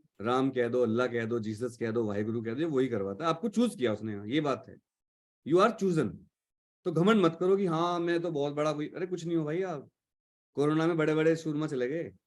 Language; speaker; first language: Hindi; native; Hindi